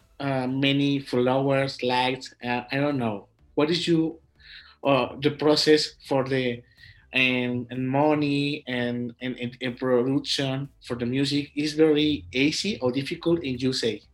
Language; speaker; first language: English; non-native, learner; Spanish